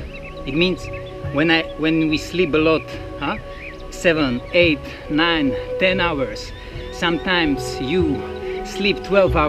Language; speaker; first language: English; non-native, fluent; Slovak